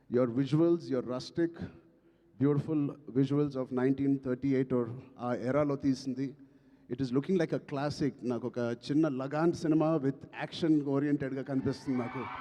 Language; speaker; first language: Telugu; native; Telugu